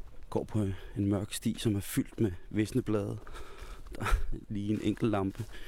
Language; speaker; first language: Danish; native; Danish